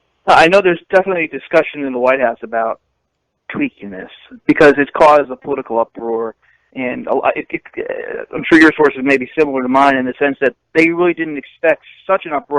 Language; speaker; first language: English; native; English